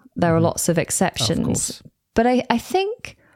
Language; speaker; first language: English; native; English